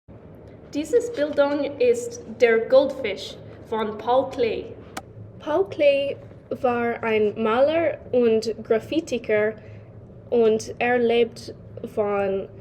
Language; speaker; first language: German; non-native, learner; English